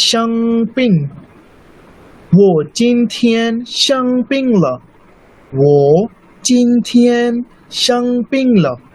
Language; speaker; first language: Chinese; non-native, fluent; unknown